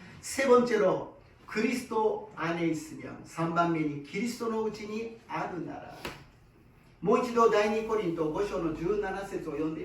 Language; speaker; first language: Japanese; non-native, fluent; Korean